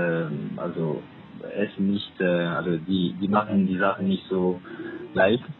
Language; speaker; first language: German; non-native, fluent; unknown